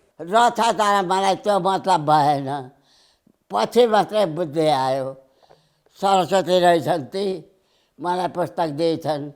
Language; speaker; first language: Nepali; early bilingual, heritage; Nepali